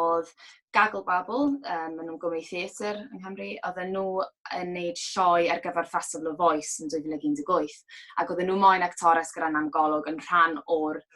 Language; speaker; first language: Welsh; native; Welsh